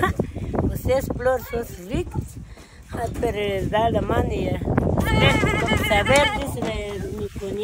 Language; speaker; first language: Spanish; non-native, local second language; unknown